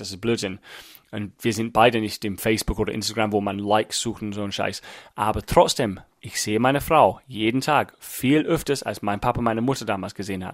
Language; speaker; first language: German; non-native, fluent; English